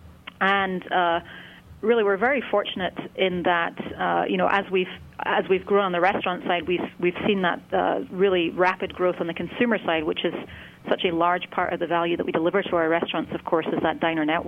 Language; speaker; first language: English; native; English